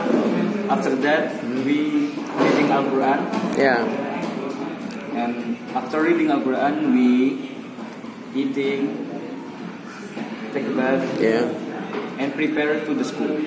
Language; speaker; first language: English; non-native, learner; Indonesian